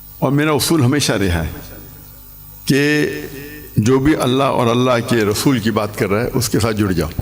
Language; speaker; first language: Urdu; non-native, local second language; English